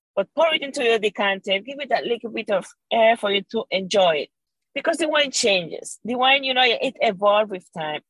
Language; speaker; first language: English; non-native, fluent; Spanish